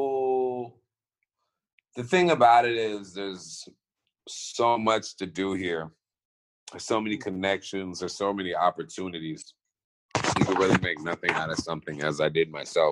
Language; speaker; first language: English; native; English